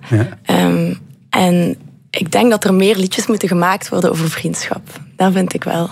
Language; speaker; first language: Dutch; native; Dutch